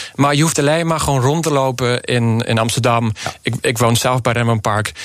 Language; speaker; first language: Dutch; non-native, learner; English